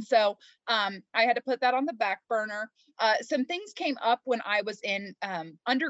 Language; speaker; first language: English; native; English